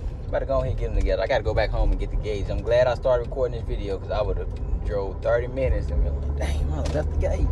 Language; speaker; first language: English; native; English